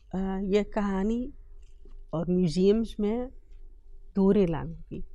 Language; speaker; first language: Hindi; early bilingual, heritage; Dutch